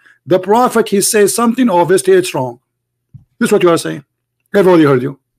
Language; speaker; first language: English; non-native, fluent; Arabic